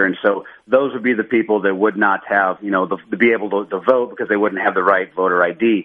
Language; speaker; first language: English; native; English